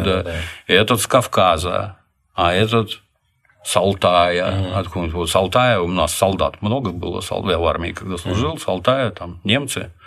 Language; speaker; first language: Russian; native; Russian